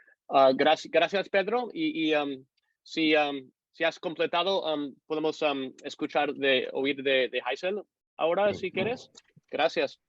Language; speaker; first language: Spanish; non-native, fluent; English